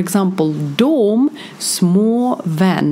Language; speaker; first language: Swedish; non-native, fluent; Ukrainian